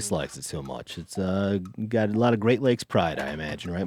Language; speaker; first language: English; native; English